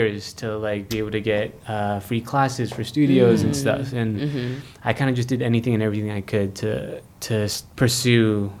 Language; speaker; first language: English; non-native, fluent; Filipino